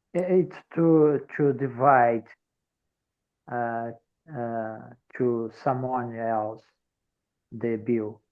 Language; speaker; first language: English; non-native, learner; Portuguese